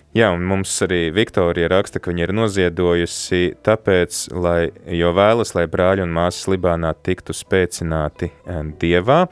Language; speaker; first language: Latvian; native; Latvian